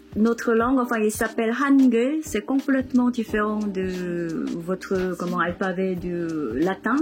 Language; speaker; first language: French; non-native, fluent; Korean